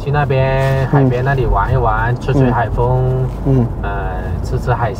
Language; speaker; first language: Chinese; native; Chinese